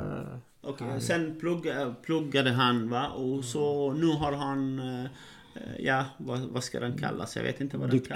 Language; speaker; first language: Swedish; non-native, fluent; Arabic